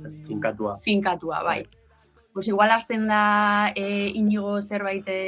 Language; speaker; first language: Basque; non-native, local second language; Spanish